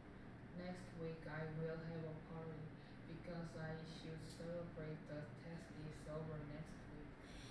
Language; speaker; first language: English; non-native, learner; Korean